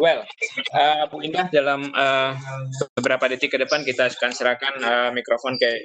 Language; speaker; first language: Indonesian; native; Indonesian